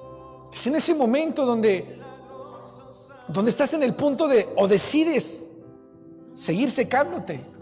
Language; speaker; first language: Spanish; native; Spanish